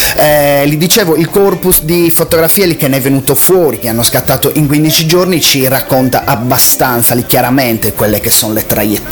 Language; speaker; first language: Italian; native; Italian